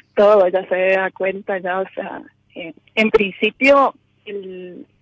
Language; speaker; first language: Spanish; native; Spanish